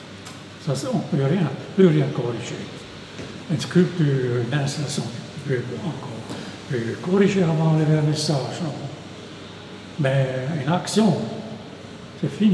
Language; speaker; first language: French; non-native, local second language; German